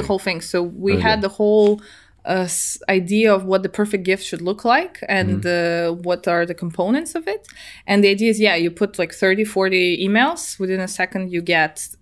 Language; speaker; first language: English; non-native, fluent; Serbian